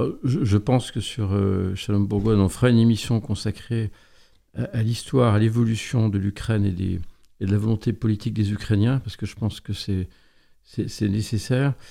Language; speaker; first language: French; native; French